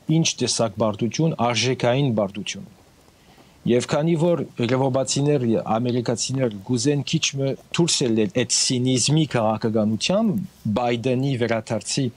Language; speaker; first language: Armenian; early bilingual, heritage; Armenian